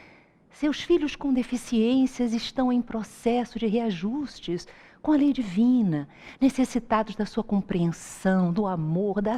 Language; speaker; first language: Portuguese; native; Portuguese